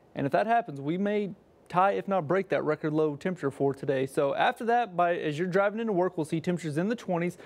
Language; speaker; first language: English; native; English